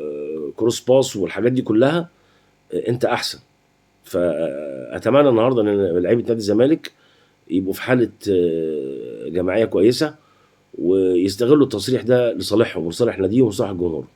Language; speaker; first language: Arabic; native; Arabic